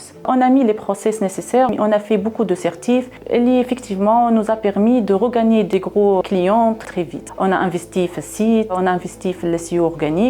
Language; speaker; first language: French; non-native, local second language; Arabic